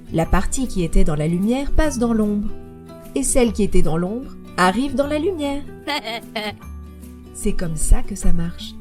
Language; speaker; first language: French; native; French